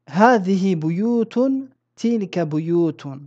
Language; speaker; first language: Arabic; non-native, fluent; French